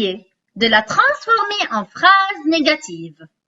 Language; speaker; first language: French; non-native, local second language; Arabic